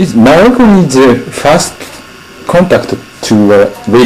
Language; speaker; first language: English; non-native, learner; Japanese